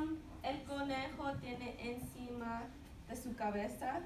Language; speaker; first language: Spanish; non-native, fluent; English